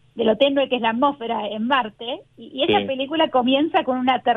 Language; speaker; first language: Spanish; native; Spanish